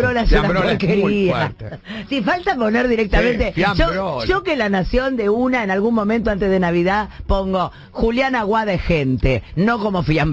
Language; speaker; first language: Spanish; native; Spanish